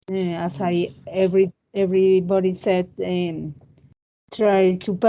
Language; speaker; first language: English; non-native, learner; Spanish